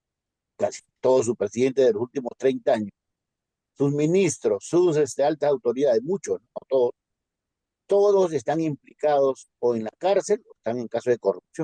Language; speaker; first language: Spanish; native; Spanish